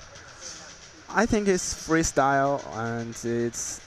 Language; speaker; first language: English; non-native, learner; Chinese